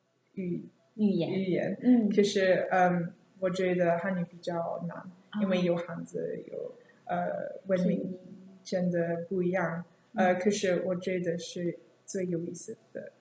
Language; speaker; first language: Chinese; non-native, learner; English